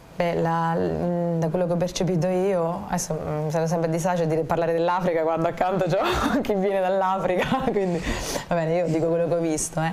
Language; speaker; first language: Italian; native; Italian